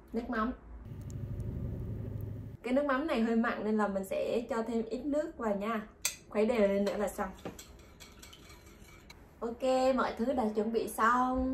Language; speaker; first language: Vietnamese; native; Vietnamese